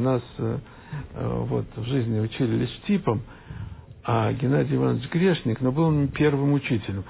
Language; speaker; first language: Russian; native; Russian